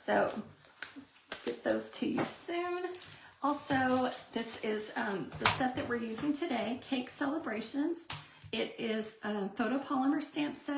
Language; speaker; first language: English; native; English